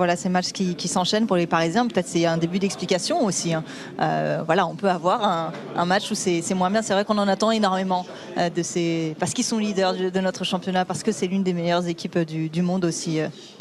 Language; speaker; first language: French; native; French